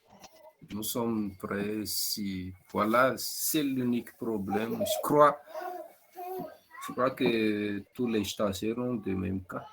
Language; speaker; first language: French; non-native, local second language; Malagasy